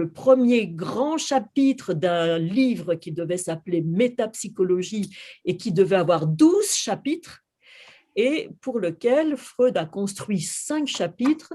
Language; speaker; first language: French; native; French